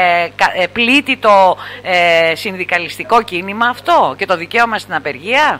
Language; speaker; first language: Greek; native; Greek